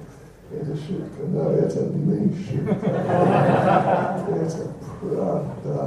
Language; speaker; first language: Russian; non-native, learner; English